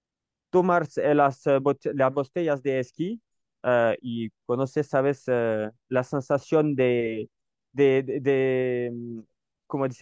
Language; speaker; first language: Spanish; non-native, learner; French